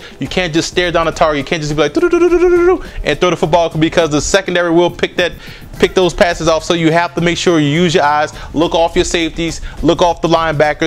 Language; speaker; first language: English; native; English